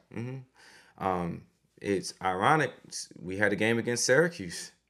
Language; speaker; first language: English; native; English